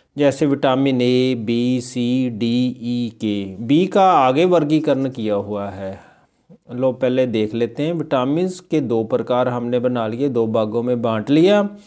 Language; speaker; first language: Hindi; non-native, local second language; Punjabi